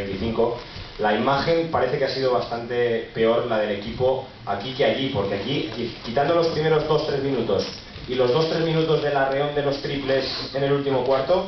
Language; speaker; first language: Spanish; native; Spanish